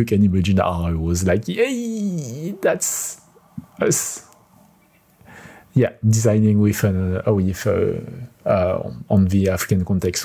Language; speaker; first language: English; non-native, fluent; French